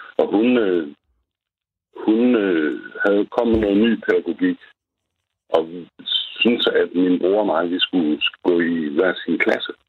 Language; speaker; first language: Danish; native; Danish